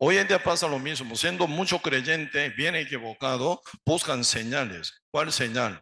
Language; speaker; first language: Spanish; non-native, learner; Korean